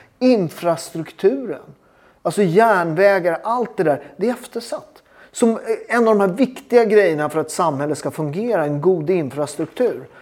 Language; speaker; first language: Swedish; native; Swedish